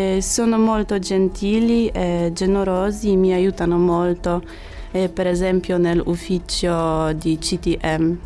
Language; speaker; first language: Italian; non-native, learner; Polish